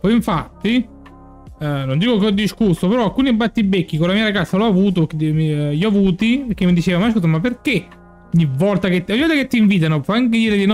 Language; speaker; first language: Italian; native; Italian